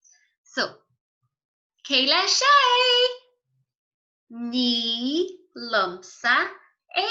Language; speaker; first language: Irish; non-native, local second language; English